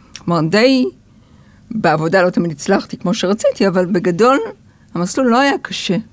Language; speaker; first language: Hebrew; early bilingual, other home language; English